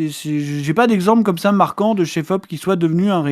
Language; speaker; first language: French; native; French